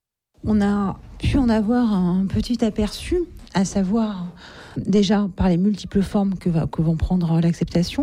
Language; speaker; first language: French; native; French